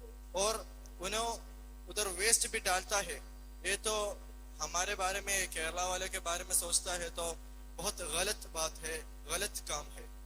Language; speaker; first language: Hindi; non-native, local second language; Malayalam